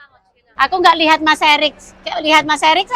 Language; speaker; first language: Indonesian; native; Indonesian